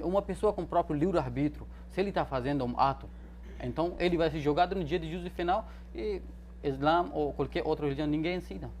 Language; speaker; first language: Portuguese; non-native, fluent; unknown